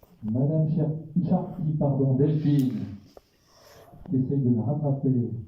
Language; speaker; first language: French; native; French